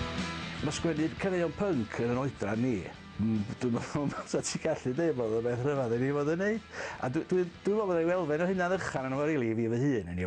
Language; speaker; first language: Welsh; native; Welsh